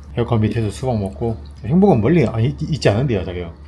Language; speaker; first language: Korean; native; Korean